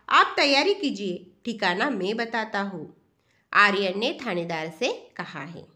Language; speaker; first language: Hindi; non-native, local second language; Marathi